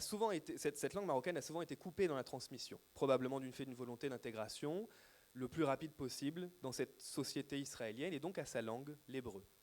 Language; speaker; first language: French; native; French